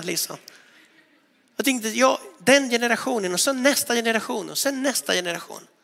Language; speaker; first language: Swedish; non-native, fluent; Spanish